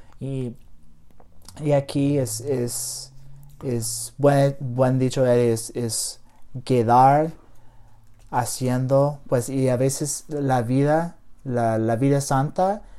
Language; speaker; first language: Spanish; non-native, learner; English